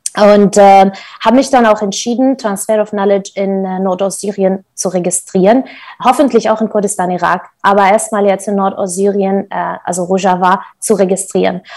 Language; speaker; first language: German; non-native, fluent; Kurdish